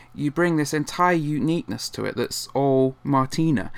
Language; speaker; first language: English; native; English